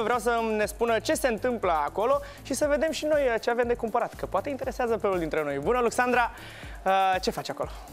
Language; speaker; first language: Romanian; native; Romanian